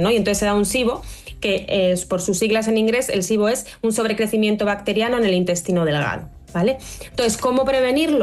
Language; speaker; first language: Spanish; native; Spanish